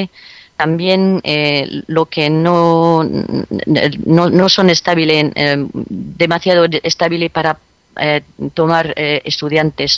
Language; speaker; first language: Spanish; non-native, fluent; French